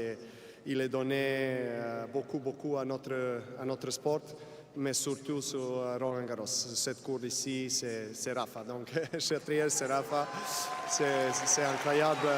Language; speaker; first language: French; non-native, fluent; Serbian